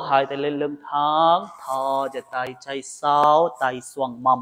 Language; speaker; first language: Vietnamese; non-native, learner; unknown